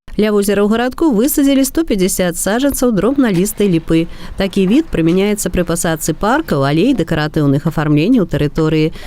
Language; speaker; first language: Belarusian; native; Belarusian